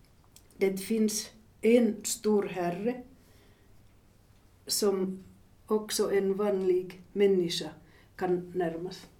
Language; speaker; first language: Swedish; non-native, fluent; Finnish